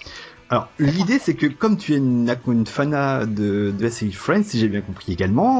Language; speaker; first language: French; native; French